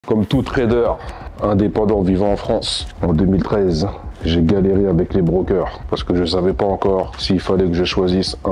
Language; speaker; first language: French; native; French